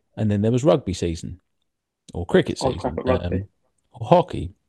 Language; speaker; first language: English; native; English